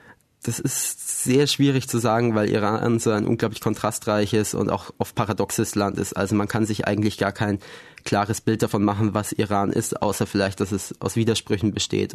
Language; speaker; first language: German; native; German